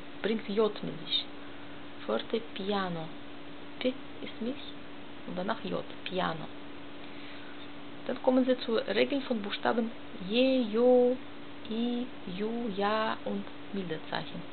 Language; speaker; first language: German; non-native, learner; Russian